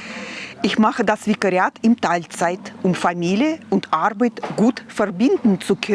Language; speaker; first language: German; non-native, fluent; Russian